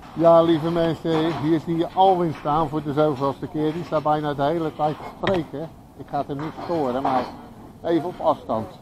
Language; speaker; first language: Dutch; native; Dutch